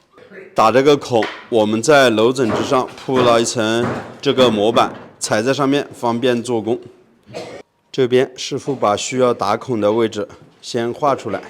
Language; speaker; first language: Chinese; native; Chinese